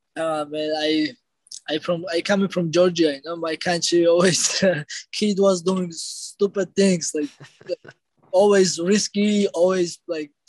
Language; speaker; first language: English; non-native, learner; Georgian